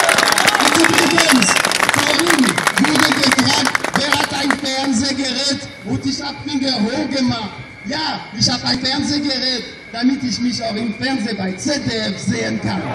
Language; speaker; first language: German; non-native, fluent; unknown